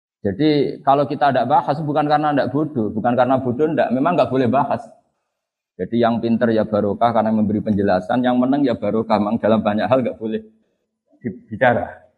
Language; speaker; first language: Indonesian; non-native, local second language; Javanese